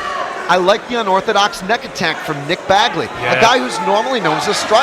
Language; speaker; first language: English; native; English